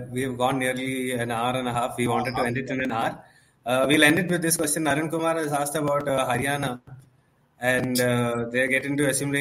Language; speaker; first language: English; non-native, local second language; Malayalam